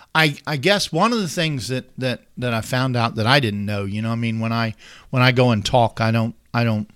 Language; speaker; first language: English; native; English